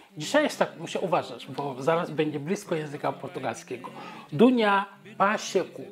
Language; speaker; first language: Polish; non-native, fluent; Wolof